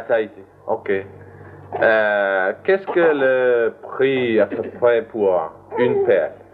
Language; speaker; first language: French; non-native, learner; Danish